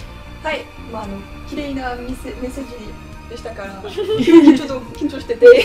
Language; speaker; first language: Japanese; non-native, learner; French